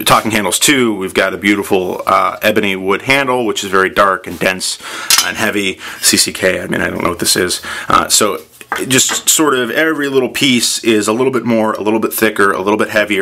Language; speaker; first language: English; native; English